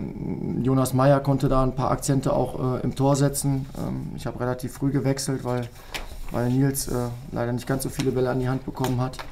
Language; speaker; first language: German; native; German